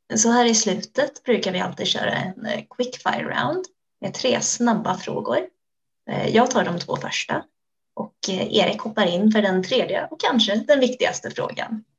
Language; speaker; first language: Swedish; native; Swedish